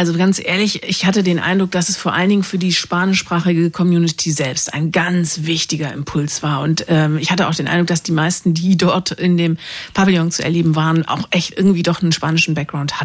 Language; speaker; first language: German; native; German